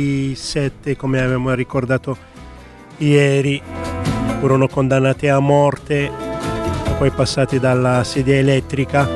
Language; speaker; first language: Italian; native; Italian